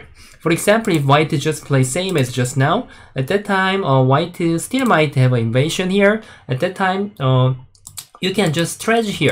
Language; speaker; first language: English; non-native, fluent; Korean